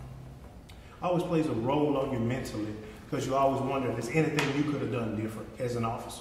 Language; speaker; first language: English; native; English